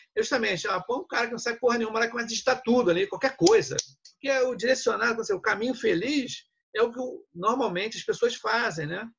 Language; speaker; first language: Portuguese; native; Portuguese